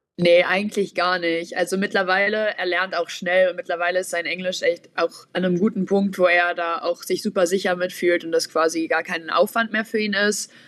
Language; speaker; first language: German; native; German